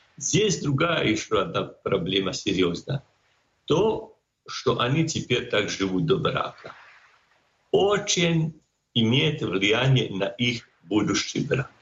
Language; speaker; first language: Russian; non-native, fluent; Croatian